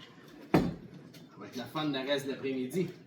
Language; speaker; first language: French; native; French